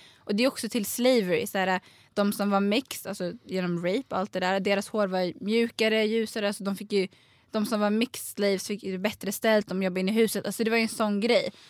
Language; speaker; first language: Swedish; early bilingual, other home language; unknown